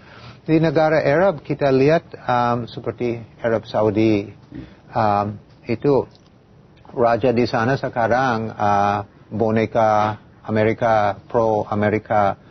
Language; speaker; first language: Indonesian; non-native, fluent; English